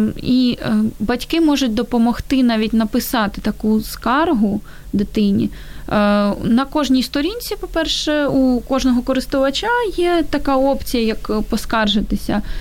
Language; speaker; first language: Ukrainian; native; Ukrainian